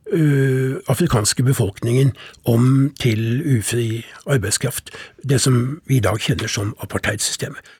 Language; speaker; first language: Norwegian; native; Norwegian